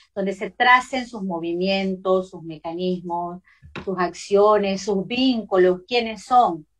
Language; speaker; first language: Spanish; native; Spanish